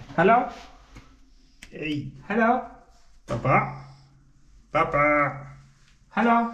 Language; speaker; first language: Hindi; non-native, learner; Malayalam